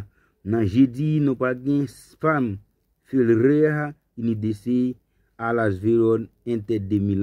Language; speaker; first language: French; non-native, learner; Haitian Creole